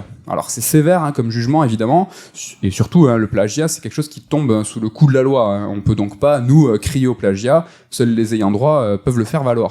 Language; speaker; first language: French; native; French